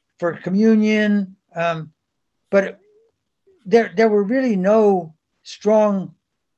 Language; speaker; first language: English; early bilingual, other home language; Spanish